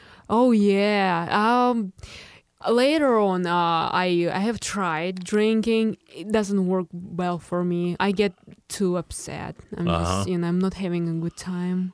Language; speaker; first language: English; non-native, fluent; Russian